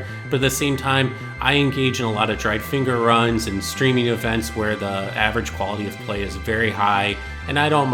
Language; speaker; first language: English; native; English